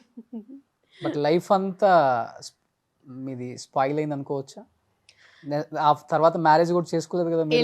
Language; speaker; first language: Telugu; native; Telugu